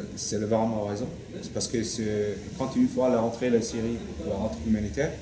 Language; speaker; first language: French; non-native, learner; Turkish